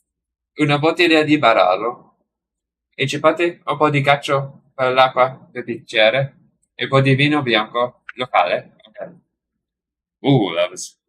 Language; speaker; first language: Italian; non-native, learner; English